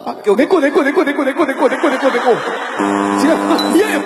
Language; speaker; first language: Japanese; non-native, fluent; Korean